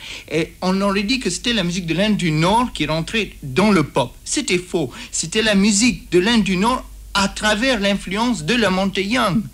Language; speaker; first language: French; native; French